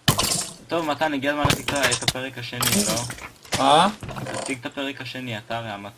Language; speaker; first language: Hebrew; native; Hebrew